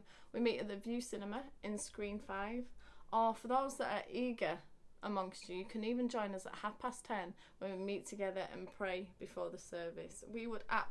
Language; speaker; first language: English; native; English